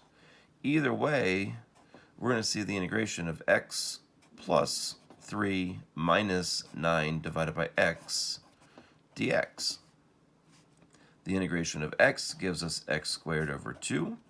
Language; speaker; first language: English; native; English